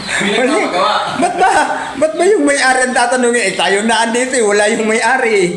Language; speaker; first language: Filipino; non-native, local second language; Cebuano